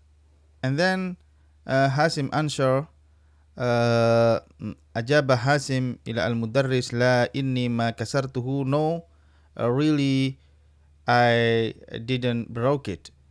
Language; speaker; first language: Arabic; non-native, fluent; Indonesian